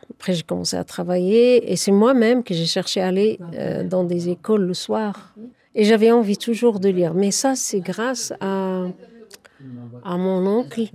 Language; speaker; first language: French; non-native, fluent; Arabic